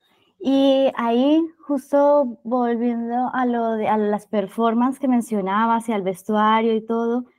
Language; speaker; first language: Spanish; native; Spanish